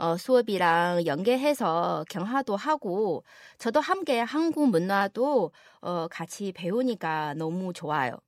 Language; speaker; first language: Korean; non-native, fluent; Chinese